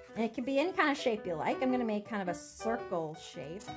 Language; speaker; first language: English; native; English